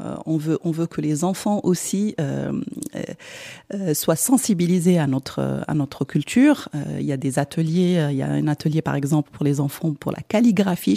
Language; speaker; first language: French; non-native, local second language; Arabic